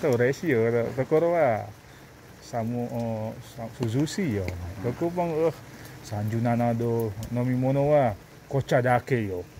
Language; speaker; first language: Japanese; non-native, learner; Indonesian